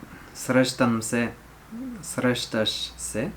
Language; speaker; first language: Bulgarian; non-native, learner; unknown